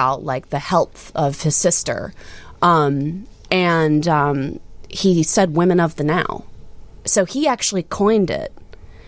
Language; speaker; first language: English; native; English